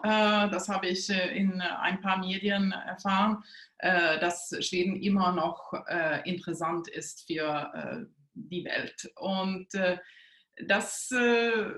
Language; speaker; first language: German; non-native, fluent; Swedish